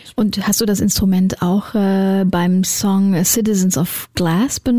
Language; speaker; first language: German; native; German